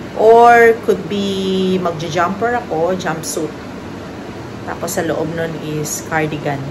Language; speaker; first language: Filipino; non-native, local second language; Pampanga